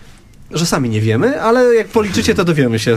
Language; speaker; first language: Polish; native; Polish